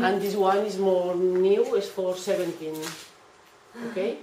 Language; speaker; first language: English; non-native, learner; Catalan